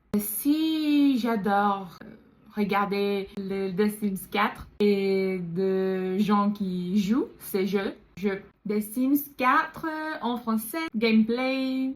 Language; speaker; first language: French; non-native, learner; Portuguese